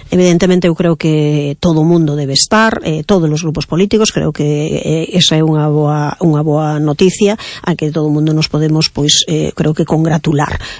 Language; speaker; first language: Galician; native; Galician